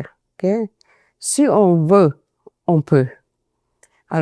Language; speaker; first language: French; non-native, fluent; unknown